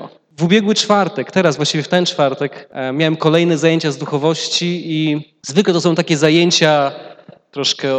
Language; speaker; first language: Polish; native; Polish